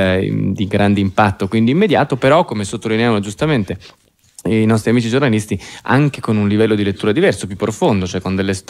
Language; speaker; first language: Italian; native; Italian